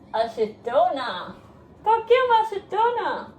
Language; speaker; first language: Portuguese; non-native, learner; German